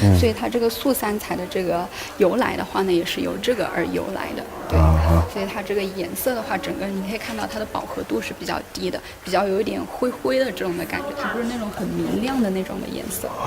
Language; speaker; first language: Chinese; native; Chinese